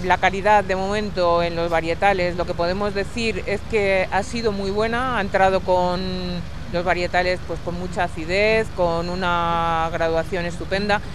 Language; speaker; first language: Spanish; native; Spanish